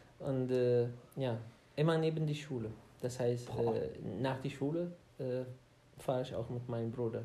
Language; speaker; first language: German; non-native, learner; Arabic